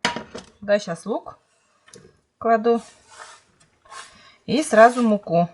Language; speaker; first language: Russian; native; Russian